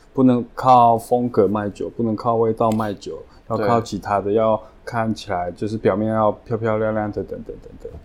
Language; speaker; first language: Chinese; early bilingual, heritage; Chinese